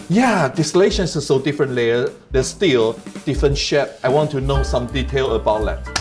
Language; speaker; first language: English; non-native, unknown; Chinese